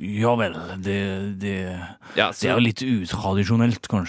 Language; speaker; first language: Norwegian; native; Norwegian